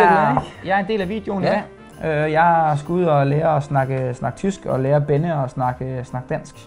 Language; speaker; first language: Danish; native; Danish